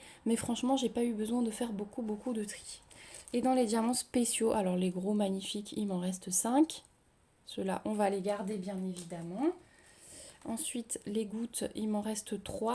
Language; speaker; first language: French; native; French